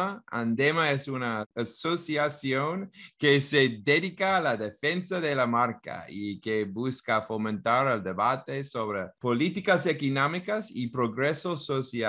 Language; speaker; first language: Spanish; non-native, learner; English